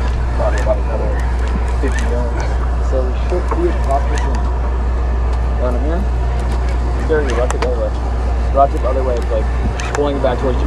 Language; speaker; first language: English; native; English